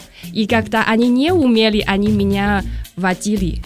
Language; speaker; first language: Russian; non-native, learner; Chinese